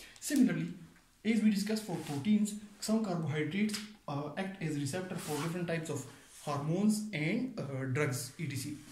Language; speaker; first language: English; non-native, local second language; Pashto